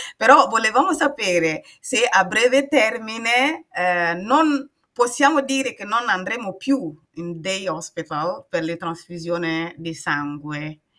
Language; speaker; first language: Italian; non-native, fluent; Mossi